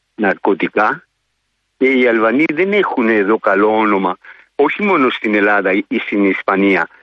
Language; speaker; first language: Greek; native; Greek